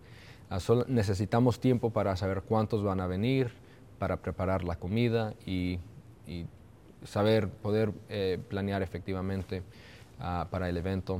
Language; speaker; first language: Spanish; early bilingual, heritage; Spanish